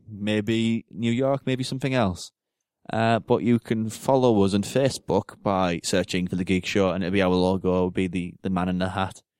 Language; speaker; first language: English; native; English